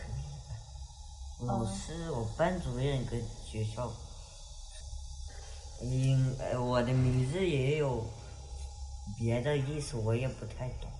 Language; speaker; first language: Chinese; non-native, local second language; Uyghur